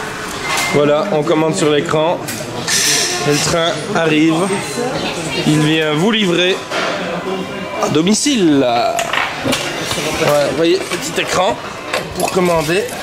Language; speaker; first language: French; native; French